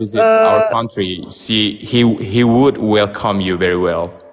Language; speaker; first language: English; non-native, fluent; Indonesian